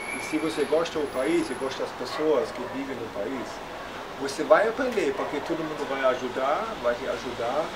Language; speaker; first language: Portuguese; non-native, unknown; German